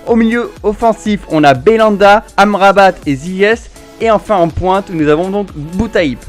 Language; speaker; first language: French; native; French